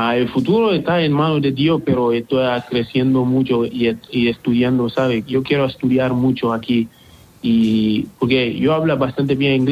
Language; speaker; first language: Spanish; non-native, fluent; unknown